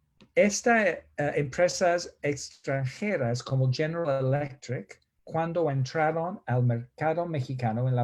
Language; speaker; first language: Spanish; non-native, fluent; English